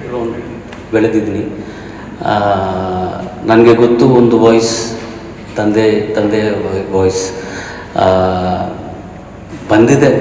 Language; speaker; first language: Kannada; non-native, learner; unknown